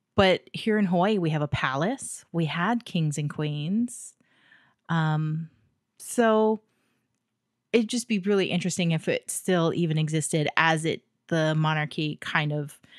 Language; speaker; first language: English; native; English